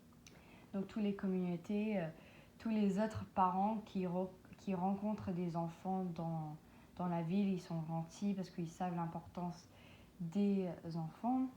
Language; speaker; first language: French; non-native, learner; English